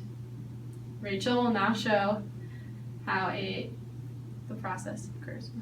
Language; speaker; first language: English; native; English